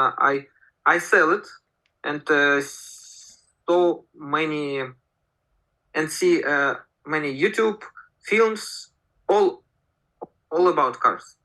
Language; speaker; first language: English; non-native, learner; Russian